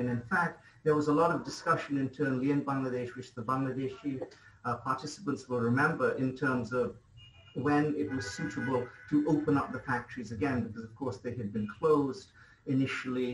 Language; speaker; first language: English; non-native, local second language; Bangla